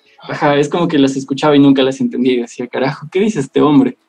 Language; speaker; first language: Spanish; native; Spanish